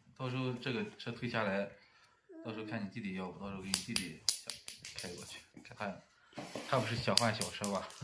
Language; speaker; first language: Chinese; native; Chinese